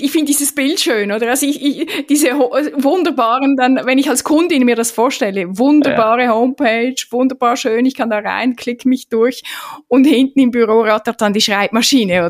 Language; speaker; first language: German; native; German